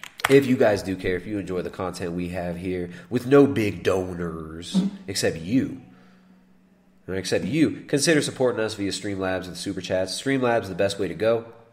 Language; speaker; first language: English; native; English